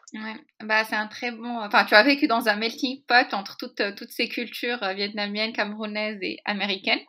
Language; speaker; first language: French; native; French